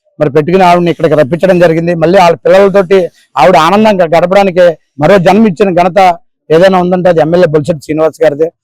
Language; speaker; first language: Telugu; native; Telugu